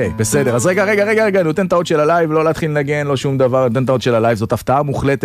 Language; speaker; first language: Hebrew; native; Hebrew